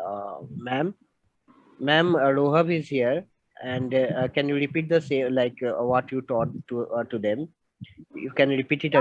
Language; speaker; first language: English; non-native, local second language; Hindi